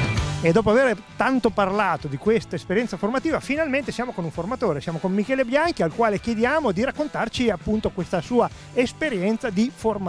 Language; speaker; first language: Italian; native; Italian